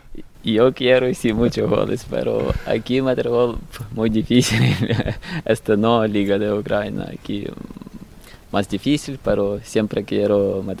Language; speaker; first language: Spanish; non-native, learner; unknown